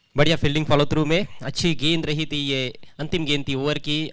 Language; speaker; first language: Hindi; non-native, local second language; Marathi